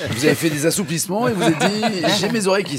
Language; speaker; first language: French; native; French